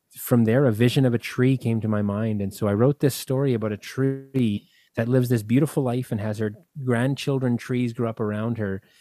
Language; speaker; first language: English; native; English